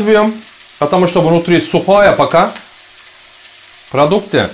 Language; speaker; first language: Russian; non-native, learner; Turkish